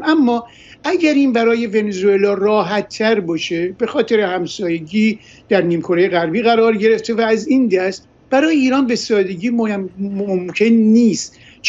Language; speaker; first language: Persian; native; Persian